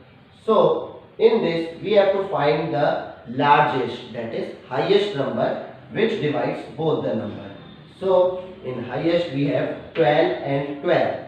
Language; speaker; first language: English; non-native, local second language; Hindi